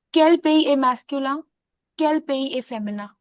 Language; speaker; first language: French; non-native, fluent; Hindi